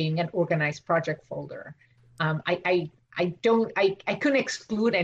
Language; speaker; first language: English; non-native, fluent; Spanish